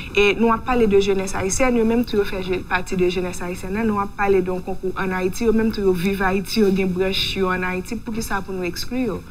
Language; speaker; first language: French; non-native, local second language; Haitian Creole